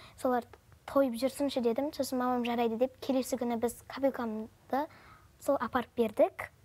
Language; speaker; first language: Kazakh; native; Kazakh